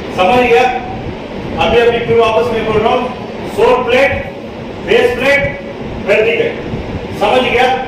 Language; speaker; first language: Hindi; non-native, local second language; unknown